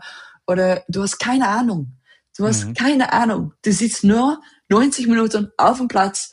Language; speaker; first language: German; non-native, fluent; Dutch